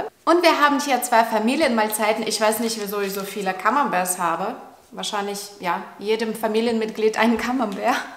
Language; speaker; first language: German; non-native, fluent; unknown